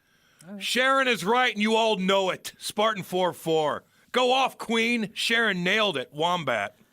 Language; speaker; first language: English; native; English